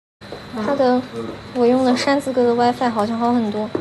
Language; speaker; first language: Chinese; native; Chinese